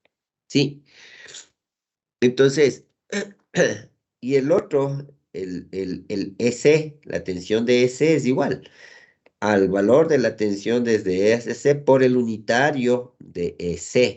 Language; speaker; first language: Spanish; native; Spanish